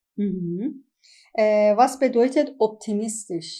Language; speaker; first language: German; non-native, learner; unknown